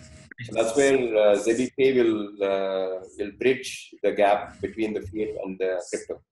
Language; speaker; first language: English; non-native, fluent; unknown